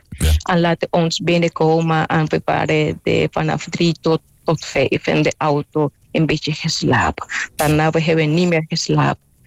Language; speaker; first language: Dutch; non-native, fluent; Spanish